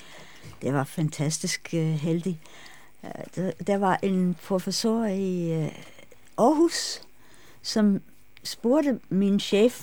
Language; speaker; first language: Danish; non-native, fluent; English